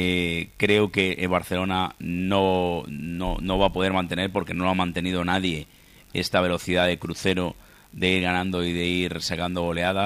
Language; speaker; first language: Spanish; native; Spanish